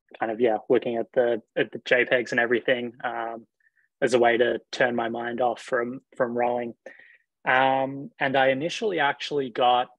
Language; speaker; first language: English; native; English